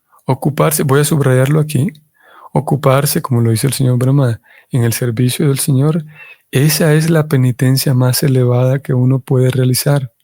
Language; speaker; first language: Spanish; native; Spanish